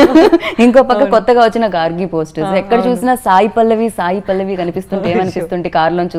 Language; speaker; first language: Telugu; native; Telugu